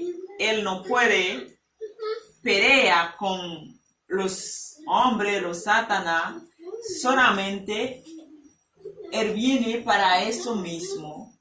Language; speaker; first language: Spanish; non-native, learner; Haitian Creole